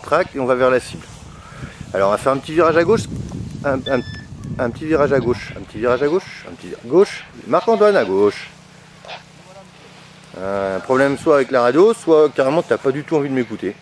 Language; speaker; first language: French; native; French